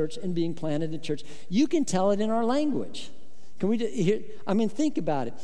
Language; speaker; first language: English; native; English